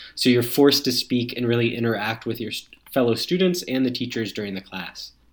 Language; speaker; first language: English; native; English